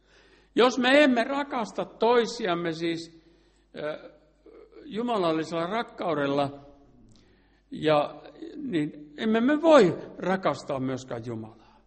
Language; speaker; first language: Finnish; native; Finnish